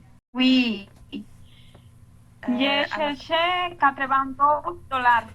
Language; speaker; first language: French; non-native, learner; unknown